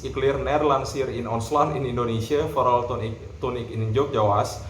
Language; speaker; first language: Dutch; non-native, learner; Indonesian